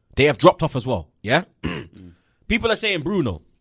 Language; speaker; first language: English; native; English